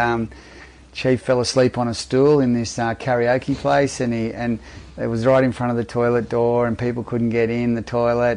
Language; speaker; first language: English; native; English